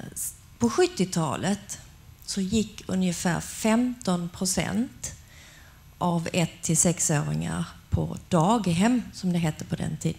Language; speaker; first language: Swedish; native; Swedish